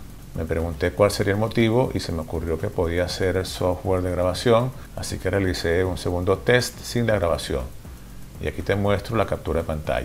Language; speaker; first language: Spanish; native; Spanish